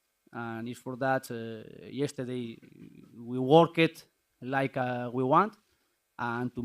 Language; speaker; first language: English; non-native, learner; Spanish